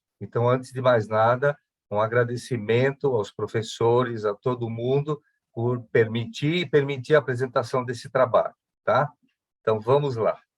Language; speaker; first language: Portuguese; early bilingual, other home language; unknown